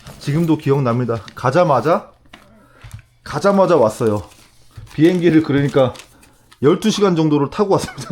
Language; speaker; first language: Korean; native; Korean